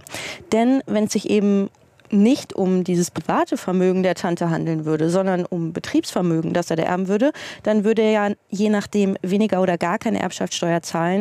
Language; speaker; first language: German; native; German